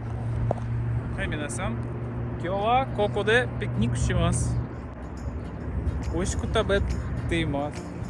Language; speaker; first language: Japanese; non-native, learner; Russian